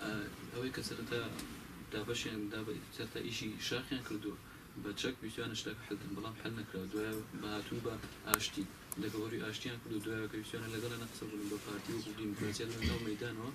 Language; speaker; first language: Russian; non-native, learner; Kurdish